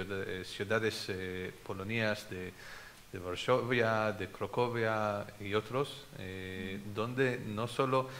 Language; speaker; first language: Spanish; non-native, fluent; Hebrew